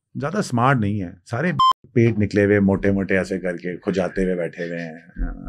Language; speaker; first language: Urdu; non-native, local second language; Sindhi